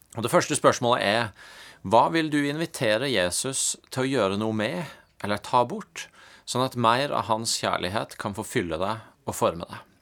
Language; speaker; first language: Norwegian; native; Norwegian